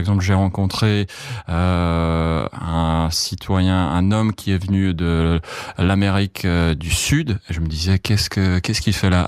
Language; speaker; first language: French; non-native, fluent; Czech